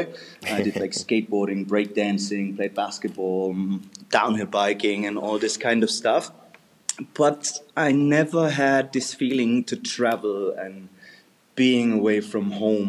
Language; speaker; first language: English; non-native, fluent; German